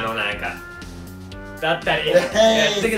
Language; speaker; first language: Japanese; native; Japanese